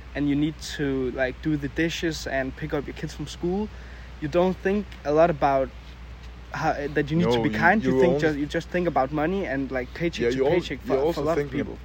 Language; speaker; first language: English; non-native, fluent; Danish